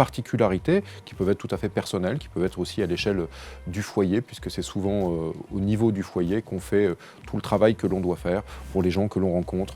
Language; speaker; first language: French; native; French